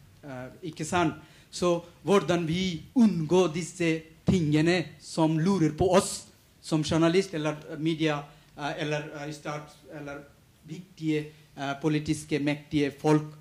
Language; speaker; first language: Norwegian; non-native, learner; Bangla